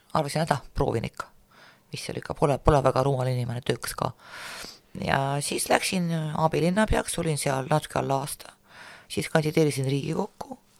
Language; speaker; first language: Estonian; non-native, local second language; Russian